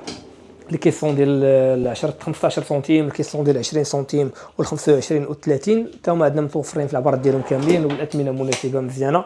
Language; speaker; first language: Arabic; native; Arabic